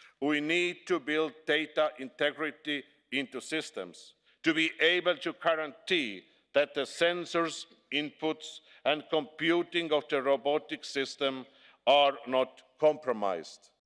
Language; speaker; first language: English; non-native, fluent; Estonian